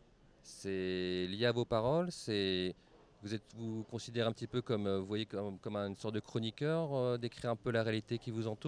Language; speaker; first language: French; native; French